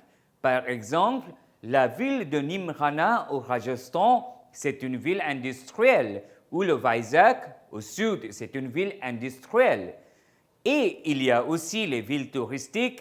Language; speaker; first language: French; non-native, fluent; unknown